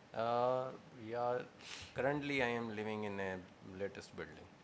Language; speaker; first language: English; non-native, local second language; Punjabi